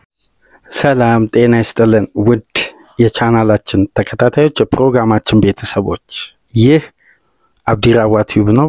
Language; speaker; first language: Amharic; native; Amharic